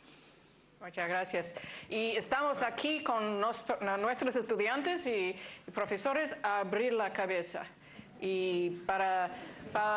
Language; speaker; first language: Spanish; non-native, fluent; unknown